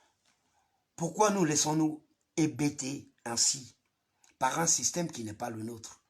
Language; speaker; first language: French; non-native, local second language; Lingala